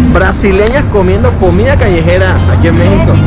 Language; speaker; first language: Spanish; native; Spanish